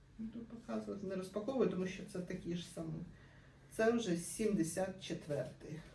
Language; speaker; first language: Ukrainian; non-native, local second language; Russian